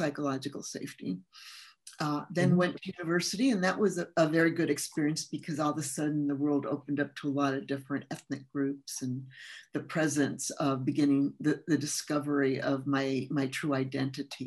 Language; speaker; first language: English; early bilingual, other home language; Spanish